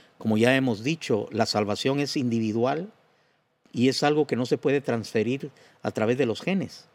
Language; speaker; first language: Spanish; native; Spanish